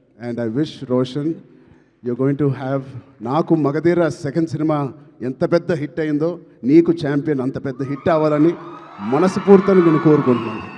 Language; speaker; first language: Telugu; native; Telugu